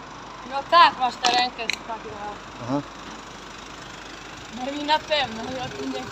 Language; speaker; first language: Polish; non-native, learner; Croatian